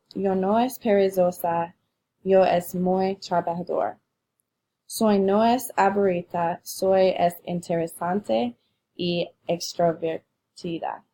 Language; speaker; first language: Spanish; non-native, learner; English